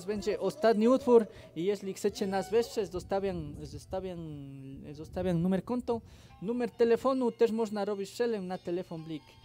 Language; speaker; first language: Polish; non-native, fluent; Spanish